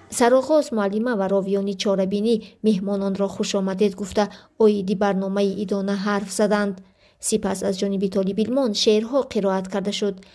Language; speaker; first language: Tajik; native; Tajik